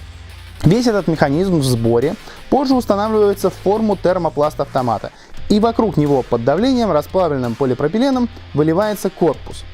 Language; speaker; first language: Russian; native; Russian